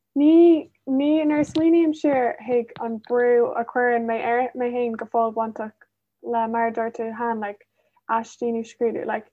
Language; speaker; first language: Irish; non-native, local second language; English